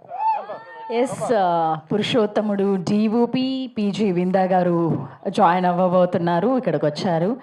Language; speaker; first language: Telugu; native; Telugu